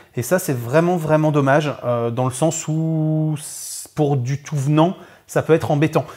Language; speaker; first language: French; native; French